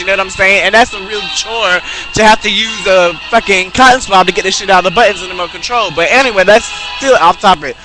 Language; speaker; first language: English; native; English